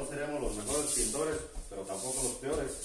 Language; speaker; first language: Spanish; native; Spanish